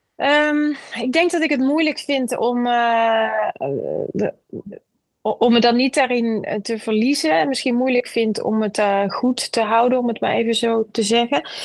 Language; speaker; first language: Dutch; native; Dutch